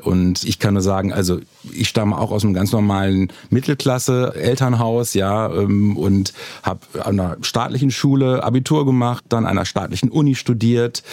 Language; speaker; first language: German; native; German